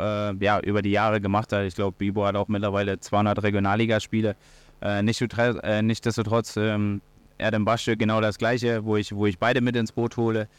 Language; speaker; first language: German; native; German